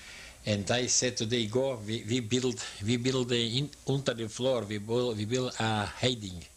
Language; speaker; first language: English; non-native, learner; Yiddish